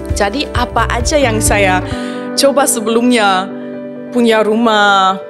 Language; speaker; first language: Indonesian; non-native, fluent; German